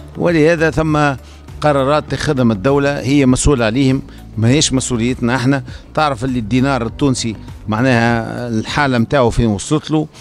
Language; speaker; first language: Arabic; native; Arabic